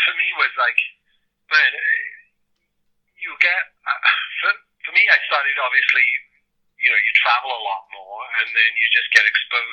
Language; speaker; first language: English; native; English